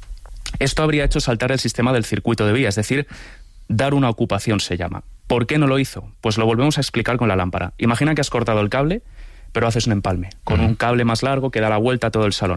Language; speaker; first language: Spanish; native; Spanish